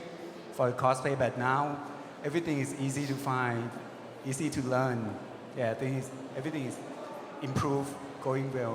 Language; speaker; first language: English; non-native, learner; Thai